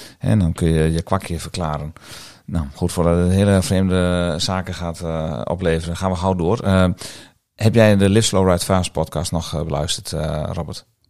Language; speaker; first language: Dutch; native; Dutch